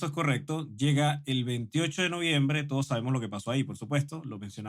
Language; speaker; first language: Spanish; native; Spanish